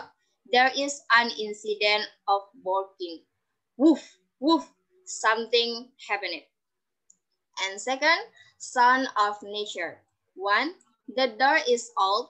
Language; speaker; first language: English; non-native, learner; Indonesian